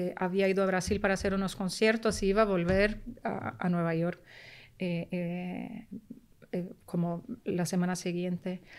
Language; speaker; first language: Spanish; early bilingual, heritage; Spanish